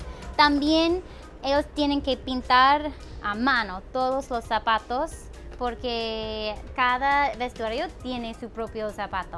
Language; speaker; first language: Spanish; non-native, fluent; English